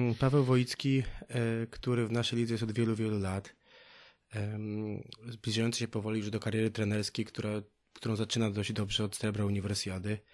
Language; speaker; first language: Polish; native; Polish